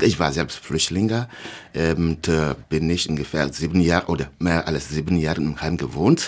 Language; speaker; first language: German; non-native, learner; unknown